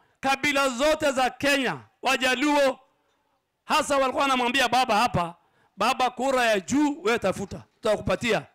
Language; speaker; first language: Swahili; non-native, local second language; Somali